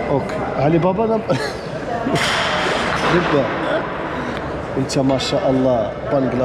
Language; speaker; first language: Arabic; native; Arabic